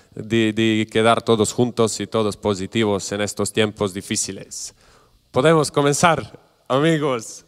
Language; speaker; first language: Spanish; non-native, learner; Croatian